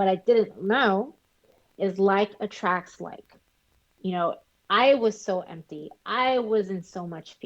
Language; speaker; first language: English; early bilingual, other home language; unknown